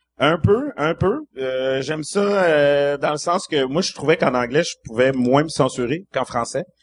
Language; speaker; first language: French; native; French